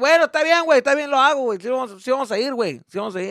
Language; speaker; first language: Spanish; early bilingual, heritage; Spanish